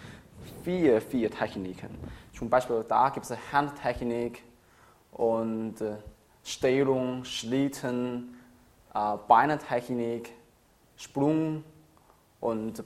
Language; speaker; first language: German; non-native, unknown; Chinese